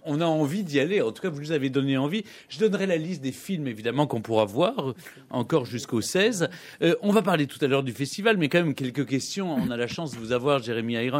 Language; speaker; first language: French; native; French